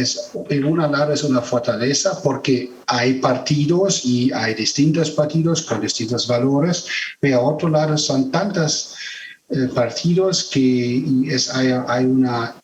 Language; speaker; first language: Spanish; non-native, fluent; German